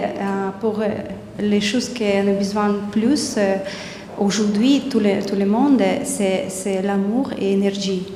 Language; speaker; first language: French; non-native, learner; Ukrainian